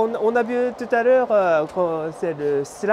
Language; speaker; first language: French; non-native, fluent; Japanese